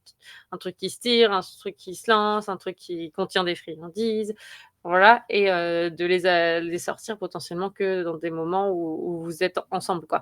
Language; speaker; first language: French; native; French